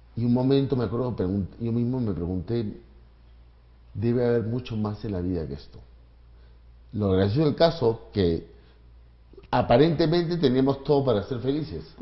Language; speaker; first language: Spanish; native; Spanish